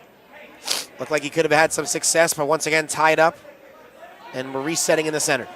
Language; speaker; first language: English; native; English